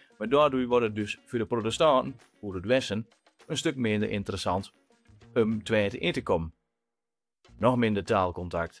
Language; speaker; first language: Dutch; native; Dutch